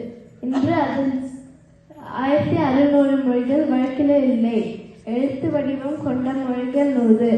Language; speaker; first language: Tamil; early bilingual, heritage; Tamil